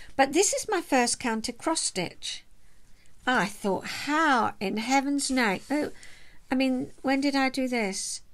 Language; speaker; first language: English; native; English